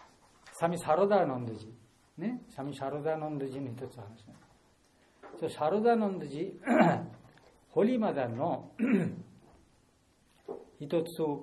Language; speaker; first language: Japanese; non-native, learner; Bangla